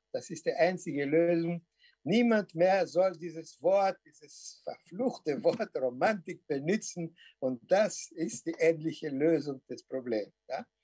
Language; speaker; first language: German; non-native, fluent; Portuguese